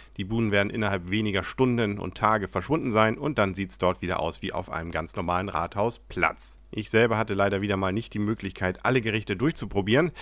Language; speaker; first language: German; native; German